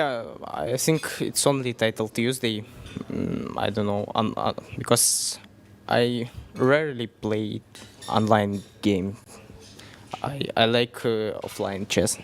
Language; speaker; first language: English; non-native, learner; Russian